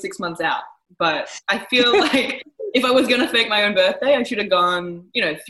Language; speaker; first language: English; native; English